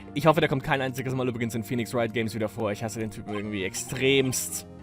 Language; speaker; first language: German; native; German